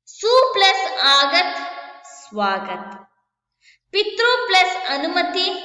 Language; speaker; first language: Hindi; non-native, local second language; Kannada